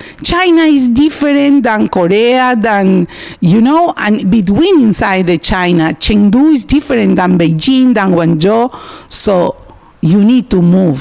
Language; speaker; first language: English; non-native, learner; Spanish